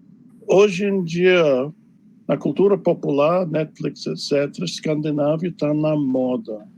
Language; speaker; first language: Portuguese; non-native, fluent; English